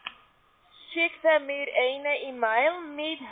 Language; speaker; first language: German; non-native, learner; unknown